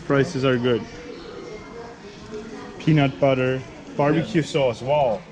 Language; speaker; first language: English; non-native, fluent; German